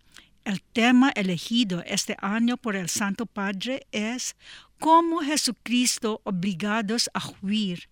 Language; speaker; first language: Spanish; non-native, learner; English